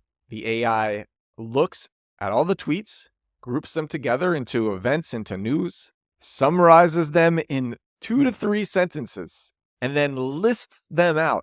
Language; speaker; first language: English; native; English